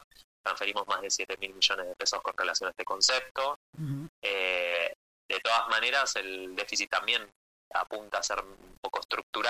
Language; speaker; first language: Spanish; native; Spanish